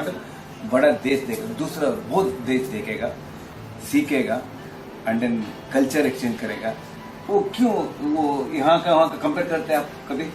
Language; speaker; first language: Hindi; non-native, local second language; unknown